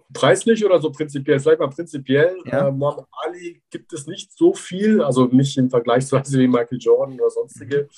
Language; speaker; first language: German; native; German